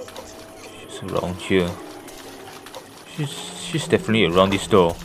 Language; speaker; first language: English; non-native, fluent; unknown